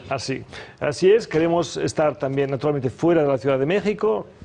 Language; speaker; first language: Spanish; early bilingual, other home language; German